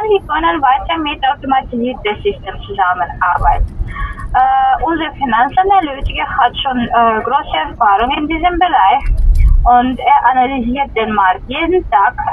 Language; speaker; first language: German; non-native, learner; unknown